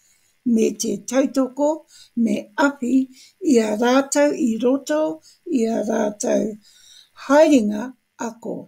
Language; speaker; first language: Māori; non-native, local second language; English